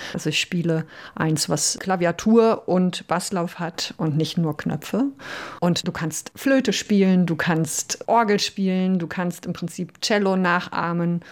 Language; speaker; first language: German; early bilingual, other home language; Polish